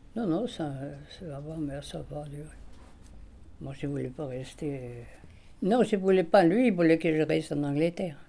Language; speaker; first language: French; non-native, fluent; Swedish